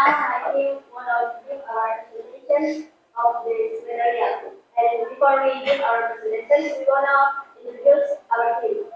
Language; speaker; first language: English; non-native, learner; Indonesian